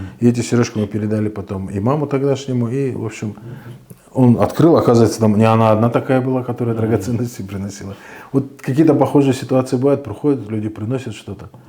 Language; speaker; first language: Russian; non-native, local second language; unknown